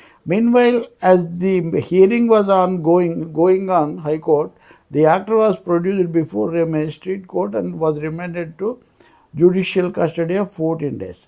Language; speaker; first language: English; non-native, local second language; Telugu